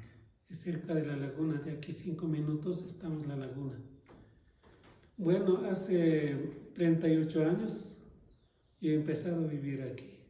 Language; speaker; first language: Spanish; non-native, local second language; Quechua